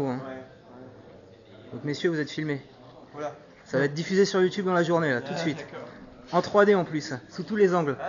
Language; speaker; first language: French; native; French